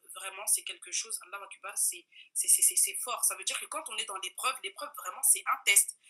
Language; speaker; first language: French; non-native, local second language; Bambara